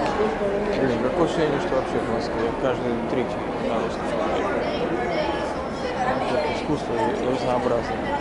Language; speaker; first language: Russian; native; Russian